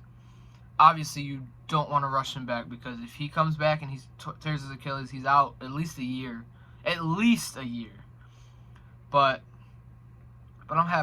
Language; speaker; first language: English; native; English